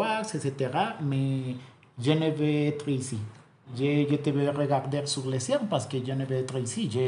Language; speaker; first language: French; non-native, learner; Spanish